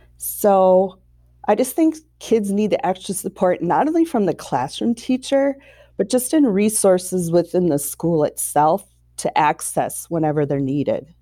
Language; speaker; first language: English; native; English